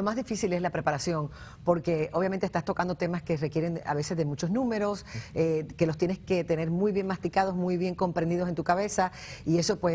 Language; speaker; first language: Spanish; native; Spanish